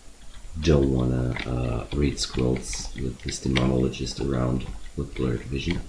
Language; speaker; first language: English; non-native, fluent; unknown